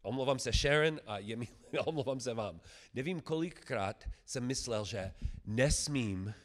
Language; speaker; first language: Czech; non-native, learner; English